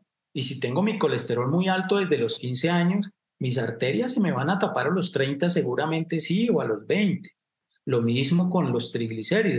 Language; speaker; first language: Spanish; native; Spanish